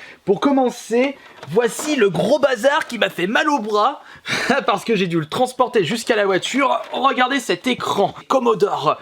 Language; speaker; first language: French; native; French